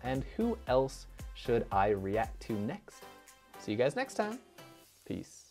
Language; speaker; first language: English; native; English